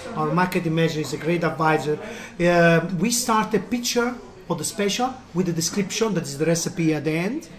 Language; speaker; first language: English; non-native, learner; Italian